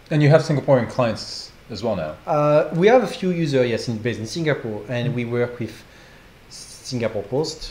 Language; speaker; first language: English; non-native, fluent; French